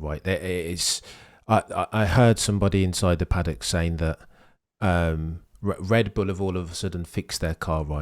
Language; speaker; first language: English; native; English